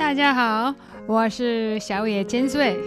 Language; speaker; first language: Chinese; non-native, learner; Japanese